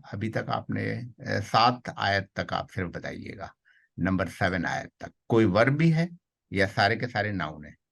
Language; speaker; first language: Urdu; native; Urdu